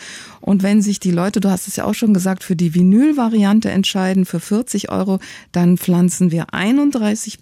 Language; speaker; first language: German; native; German